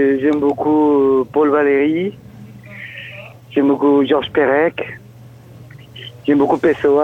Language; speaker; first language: French; non-native, fluent; Spanish